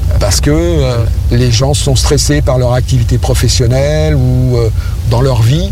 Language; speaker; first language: French; native; French